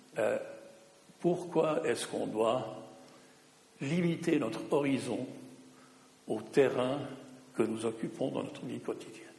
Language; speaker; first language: French; non-native, local second language; German